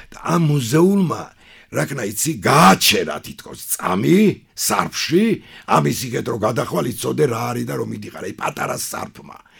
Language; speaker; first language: Georgian; non-native, local second language; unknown